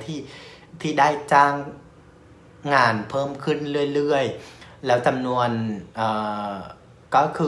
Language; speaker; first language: Thai; non-native, fluent; Vietnamese